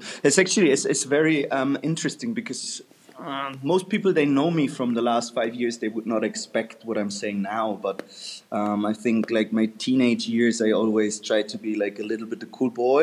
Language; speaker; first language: English; non-native, fluent; German